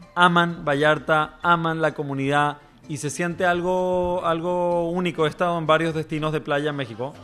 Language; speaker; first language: Spanish; native; Spanish